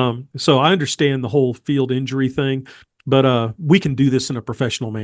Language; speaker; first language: English; native; English